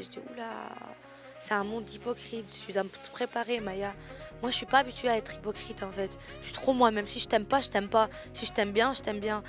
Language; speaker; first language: French; native; French